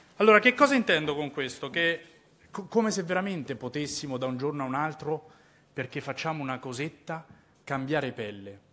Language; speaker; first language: Italian; native; Italian